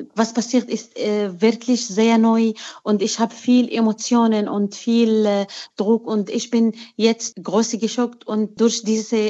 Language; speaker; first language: German; non-native, fluent; Arabic